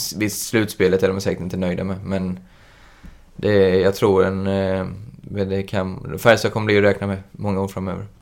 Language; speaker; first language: Swedish; native; Swedish